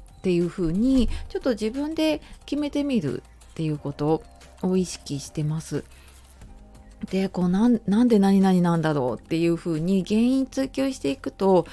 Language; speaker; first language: Japanese; native; Japanese